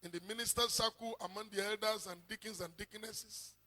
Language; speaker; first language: English; non-native, local second language; Yoruba